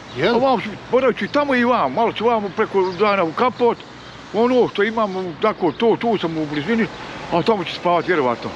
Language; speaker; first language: Bosnian; native; Bosnian